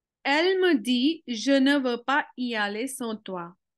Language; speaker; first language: French; non-native, fluent; Hindi